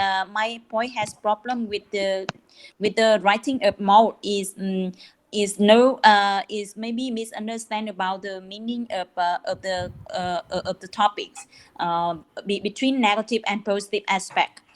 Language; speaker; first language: English; non-native, learner; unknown